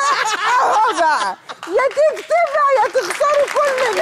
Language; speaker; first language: Arabic; native; Arabic